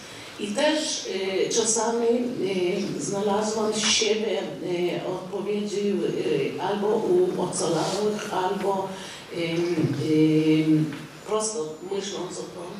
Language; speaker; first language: Polish; non-native, fluent; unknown